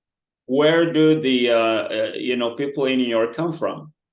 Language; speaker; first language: English; non-native, fluent; Arabic